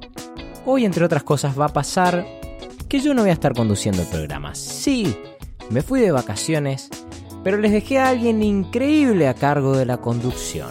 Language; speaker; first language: Spanish; native; Spanish